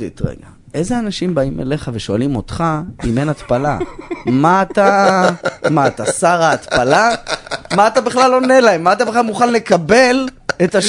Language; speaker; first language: Hebrew; native; Hebrew